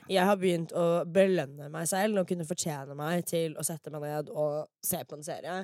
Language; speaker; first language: Norwegian; early bilingual, other home language; English